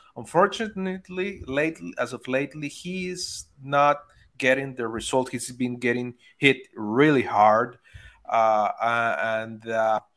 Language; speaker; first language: English; non-native, fluent; Spanish